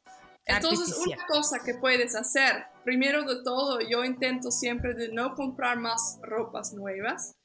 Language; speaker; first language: Spanish; non-native, fluent; Dutch